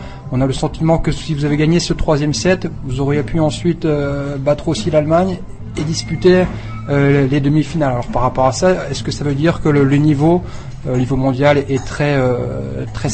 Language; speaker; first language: French; native; French